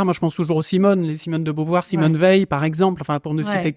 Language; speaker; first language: French; native; French